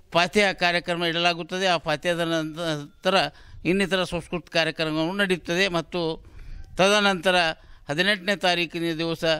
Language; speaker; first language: Kannada; non-native, local second language; Urdu